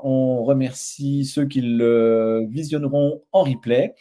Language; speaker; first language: French; native; French